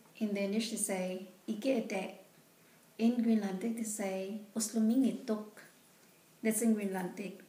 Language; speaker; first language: English; non-native, local second language; Filipino